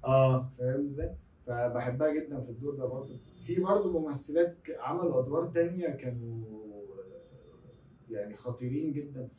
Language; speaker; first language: Arabic; native; Arabic